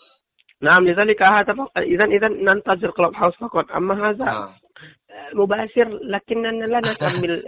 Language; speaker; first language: Arabic; non-native, learner; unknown